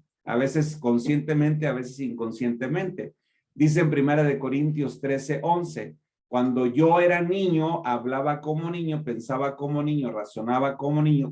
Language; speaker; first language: Spanish; native; Spanish